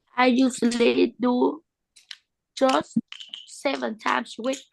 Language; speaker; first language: English; non-native, learner; Vietnamese